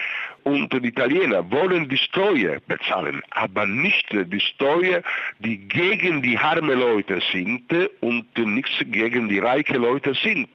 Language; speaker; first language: German; non-native, fluent; Italian